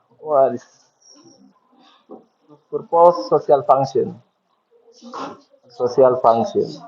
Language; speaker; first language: English; non-native, fluent; Indonesian